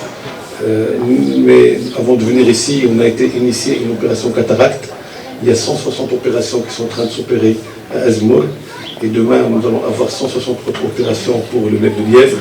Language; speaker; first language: French; non-native, local second language; Arabic